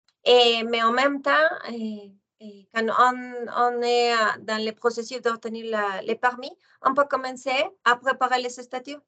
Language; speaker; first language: French; non-native, fluent; Spanish